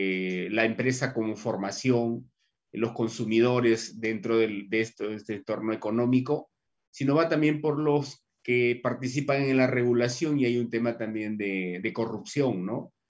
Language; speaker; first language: Spanish; native; Spanish